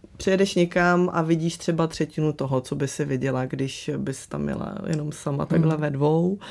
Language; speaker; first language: Czech; early bilingual, other home language; Slovak